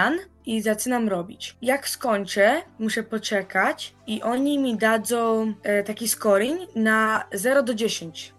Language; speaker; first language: Polish; early bilingual, heritage; Polish